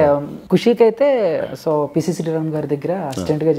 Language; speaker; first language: Telugu; native; Telugu